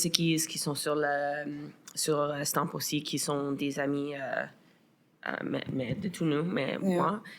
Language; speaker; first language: French; non-native, local second language; English